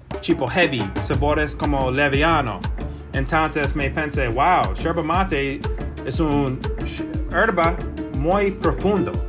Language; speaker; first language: Spanish; non-native, learner; English